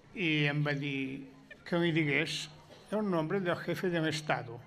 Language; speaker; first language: Spanish; non-native, local second language; Catalan